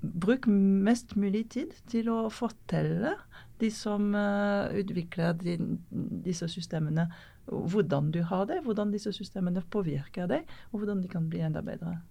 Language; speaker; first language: Norwegian; non-native, fluent; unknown